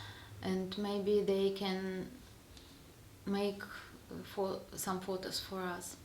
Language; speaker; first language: English; non-native, learner; Russian